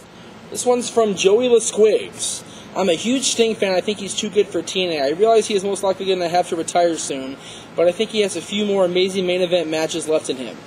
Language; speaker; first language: English; native; English